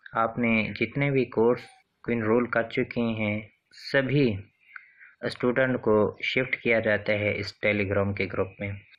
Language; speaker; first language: Urdu; non-native, local second language; Saraiki